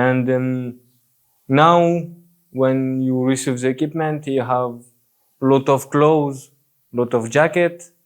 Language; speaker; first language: English; non-native, learner; French